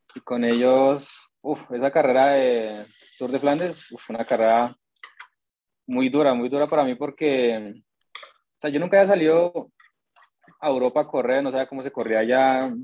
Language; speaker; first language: Spanish; native; Spanish